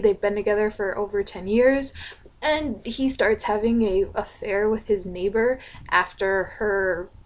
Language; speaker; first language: English; native; English